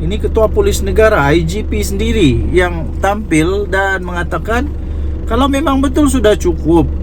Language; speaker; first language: Malay; native; Malay